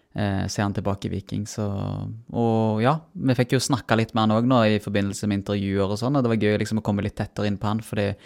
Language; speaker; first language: Norwegian; native; Norwegian